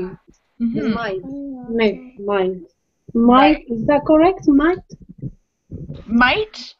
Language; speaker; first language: English; non-native, learner; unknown